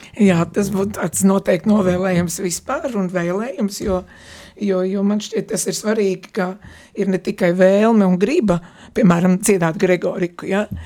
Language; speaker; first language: Latvian; native; Latvian